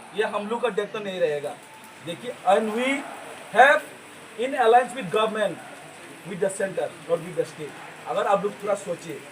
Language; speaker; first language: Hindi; non-native, local second language; Kok Borok